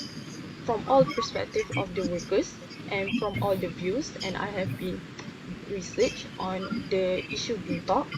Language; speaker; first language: English; non-native, learner; Malay